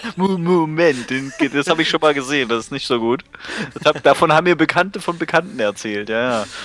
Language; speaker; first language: German; native; German